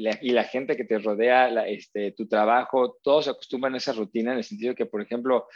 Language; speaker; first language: Spanish; native; Spanish